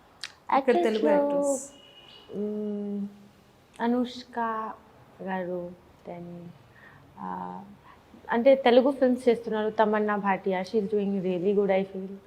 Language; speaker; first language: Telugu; non-native, learner; Bangla